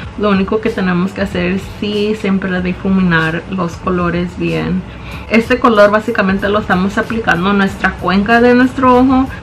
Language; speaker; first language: Spanish; early bilingual, heritage; Spanish